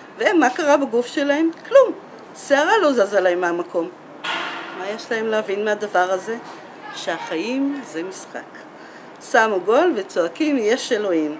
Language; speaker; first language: Hebrew; native; Hebrew